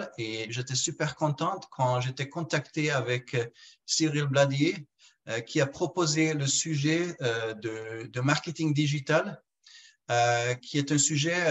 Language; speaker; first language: French; non-native, fluent; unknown